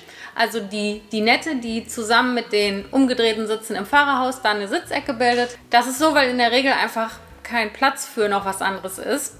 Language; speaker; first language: German; native; German